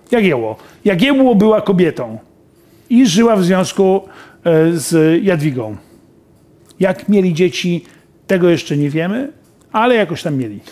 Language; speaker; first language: Polish; native; Polish